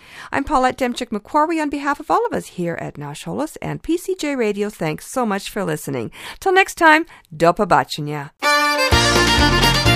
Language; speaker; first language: English; early bilingual, other home language; Ukrainian